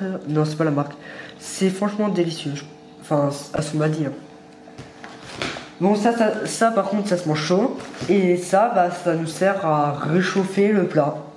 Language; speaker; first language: French; native; French